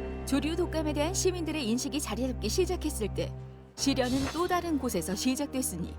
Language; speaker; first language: Korean; native; Korean